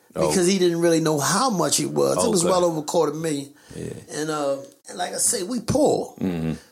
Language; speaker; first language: English; native; English